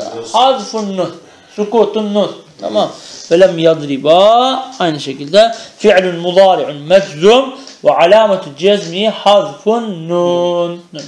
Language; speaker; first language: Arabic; non-native, fluent; Turkish